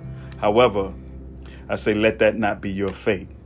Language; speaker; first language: English; native; English